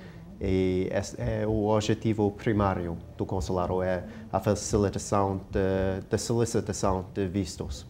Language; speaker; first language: Portuguese; non-native, fluent; English